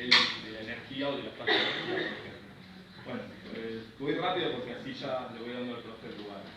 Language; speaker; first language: Spanish; native; Spanish